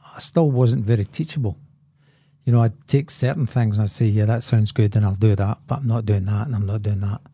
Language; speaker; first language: English; native; English